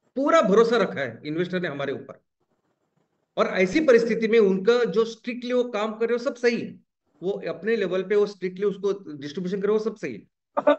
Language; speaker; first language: Hindi; non-native, local second language; Marathi